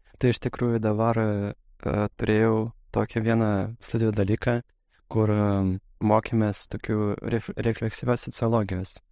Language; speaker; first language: Lithuanian; non-native, fluent; Russian